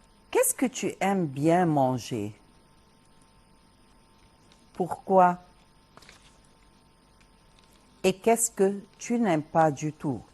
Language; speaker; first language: French; non-native, fluent; Arabic